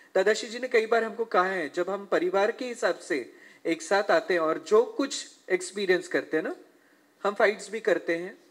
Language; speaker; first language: Hindi; non-native, local second language; Marathi